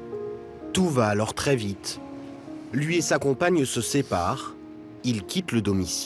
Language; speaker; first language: French; native; French